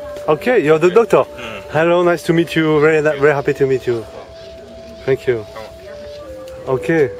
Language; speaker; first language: English; non-native, learner; French